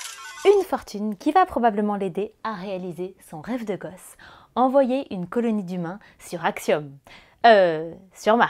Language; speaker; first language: French; native; French